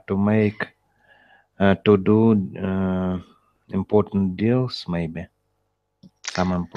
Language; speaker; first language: English; non-native, learner; Russian